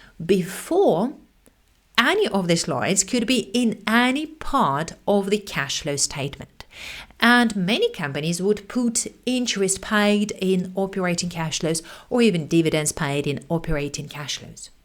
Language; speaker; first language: English; non-native, fluent; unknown